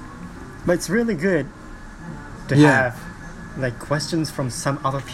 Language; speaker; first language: English; non-native, learner; Japanese